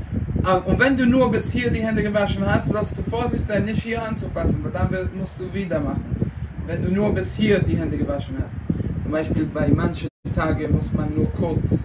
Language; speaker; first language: German; non-native, fluent; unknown